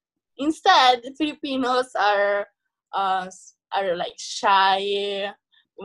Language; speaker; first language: English; non-native, fluent; Italian